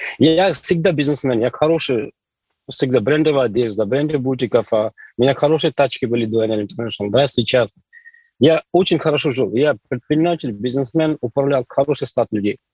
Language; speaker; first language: Russian; non-native, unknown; Hindi